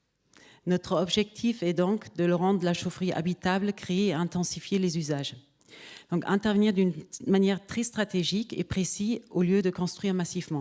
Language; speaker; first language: French; native; French